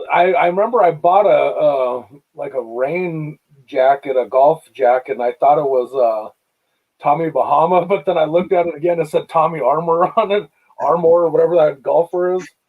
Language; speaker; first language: English; native; English